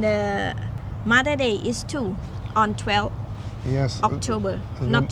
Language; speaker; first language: English; non-native, learner; Thai